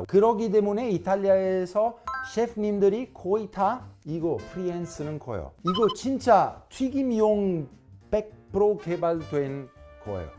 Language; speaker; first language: Korean; non-native, fluent; Italian